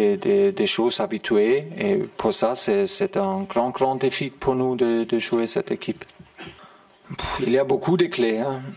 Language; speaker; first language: French; non-native, fluent; German